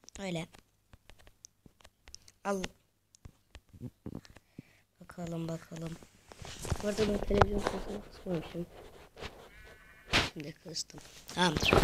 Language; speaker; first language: Turkish; native; Turkish